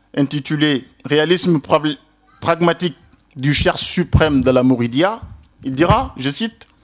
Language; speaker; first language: French; non-native, local second language; Wolof